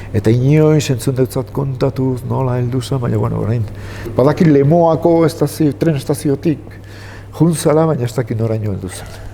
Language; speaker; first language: Basque; native; Basque